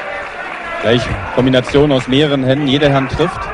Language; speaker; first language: German; native; German